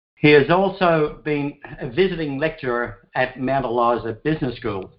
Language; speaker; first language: English; native; English